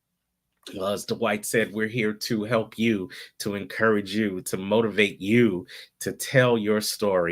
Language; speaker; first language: English; native; English